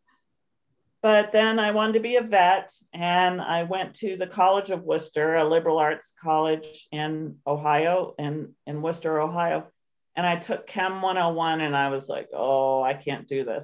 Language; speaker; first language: English; native; English